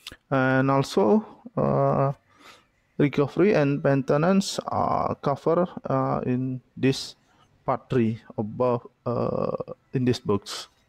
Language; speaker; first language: English; non-native, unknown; Indonesian